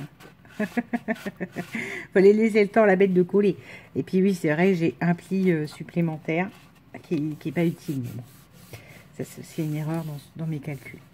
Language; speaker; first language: French; native; French